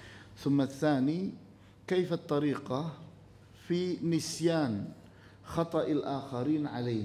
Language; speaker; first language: Arabic; non-native, fluent; Indonesian